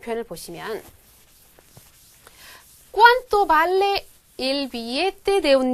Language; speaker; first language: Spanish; non-native, fluent; Korean